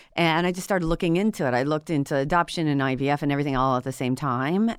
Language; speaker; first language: English; native; English